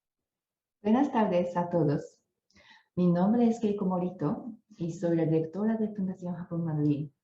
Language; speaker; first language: Spanish; non-native, fluent; Japanese